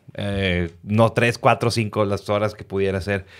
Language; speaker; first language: Spanish; native; Spanish